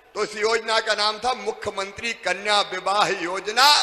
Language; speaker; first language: Hindi; native; Hindi